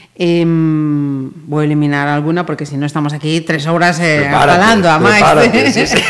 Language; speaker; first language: Galician; native; Galician